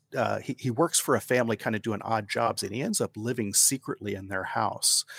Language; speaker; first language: English; native; English